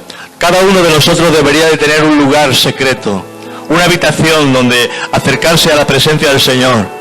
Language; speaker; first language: Spanish; native; Spanish